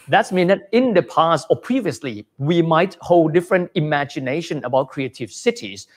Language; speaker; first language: English; non-native, fluent; Thai